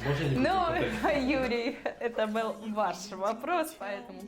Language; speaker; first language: Russian; native; Russian